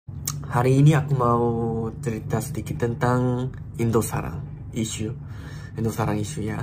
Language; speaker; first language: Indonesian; non-native, learner; Korean